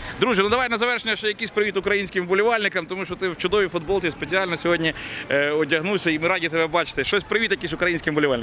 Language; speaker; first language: Ukrainian; native; Ukrainian